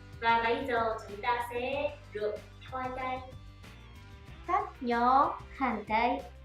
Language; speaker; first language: Vietnamese; non-native, learner; Japanese